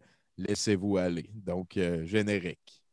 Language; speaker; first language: French; native; French